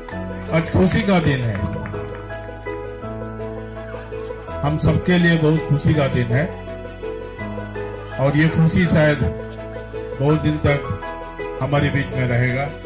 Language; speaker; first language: Hindi; non-native, local second language; Odia